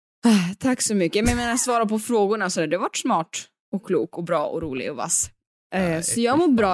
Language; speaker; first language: Swedish; native; Swedish